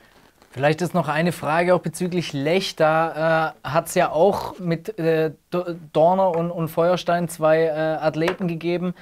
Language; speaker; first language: German; native; German